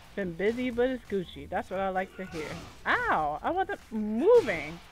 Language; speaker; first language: English; native; English